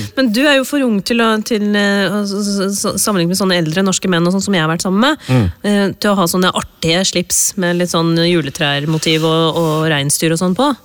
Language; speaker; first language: Norwegian; early bilingual, other home language; Urdu